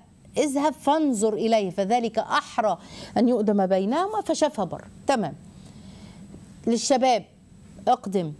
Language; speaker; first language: Arabic; native; Arabic